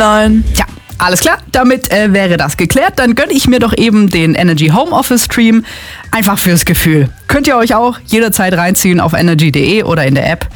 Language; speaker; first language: German; native; German